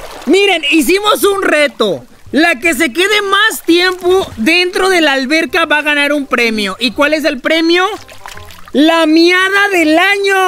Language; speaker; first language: Spanish; native; Spanish